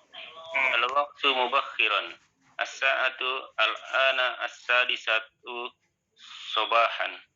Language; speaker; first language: Arabic; non-native, learner; Indonesian